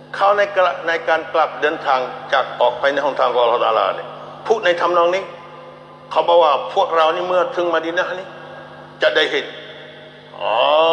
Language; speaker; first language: Thai; non-native, local second language; Malay